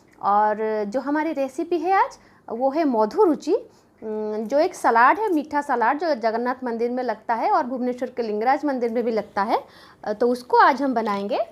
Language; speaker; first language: Hindi; non-native, local second language; Bangla